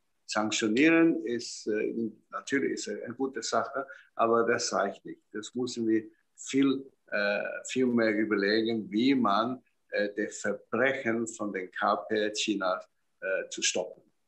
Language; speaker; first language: German; non-native, fluent; Chinese